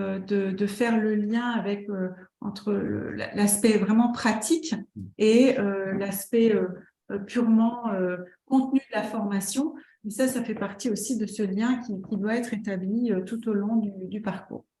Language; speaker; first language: French; native; French